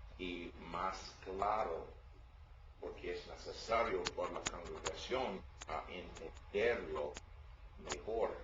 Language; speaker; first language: Spanish; non-native, learner; English